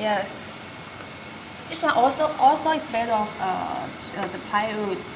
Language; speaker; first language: English; non-native, learner; Chinese